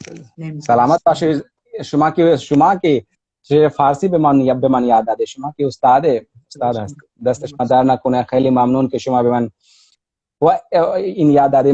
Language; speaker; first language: Persian; non-native, learner; Hindi